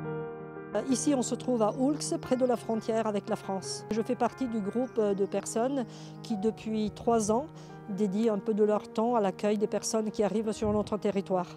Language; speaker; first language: French; non-native, fluent; Italian